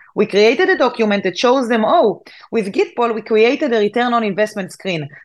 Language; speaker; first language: English; non-native, fluent; Hebrew